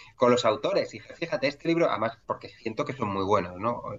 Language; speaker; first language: Spanish; native; Spanish